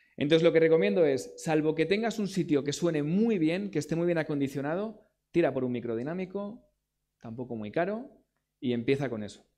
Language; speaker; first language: Spanish; native; Spanish